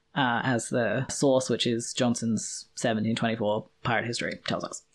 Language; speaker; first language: English; native; English